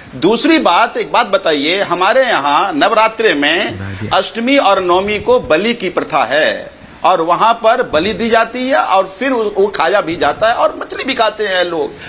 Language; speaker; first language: Hindi; native; Hindi